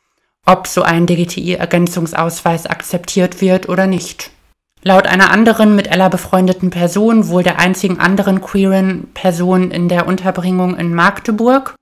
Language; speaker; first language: German; native; German